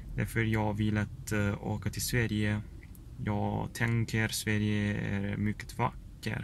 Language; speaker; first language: Swedish; non-native, learner; Italian